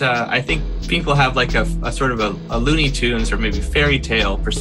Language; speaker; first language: English; native; English